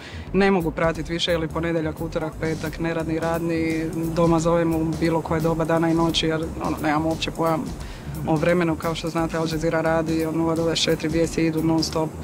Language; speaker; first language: Serbian; native; Serbian